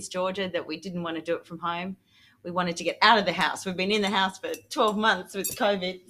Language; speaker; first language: English; native; English